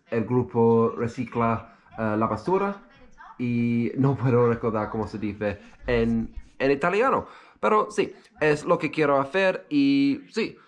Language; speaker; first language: Spanish; non-native, learner; English